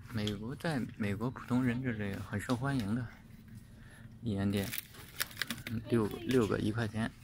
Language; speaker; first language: Chinese; native; Chinese